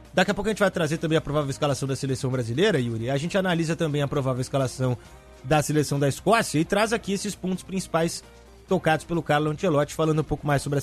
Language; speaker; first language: Portuguese; native; Portuguese